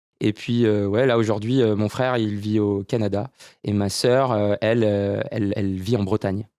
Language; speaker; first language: French; early bilingual, other home language; Romanian